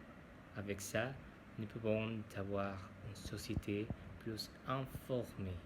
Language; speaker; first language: French; non-native, learner; Spanish